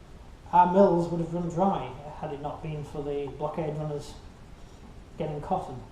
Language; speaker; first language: English; native; English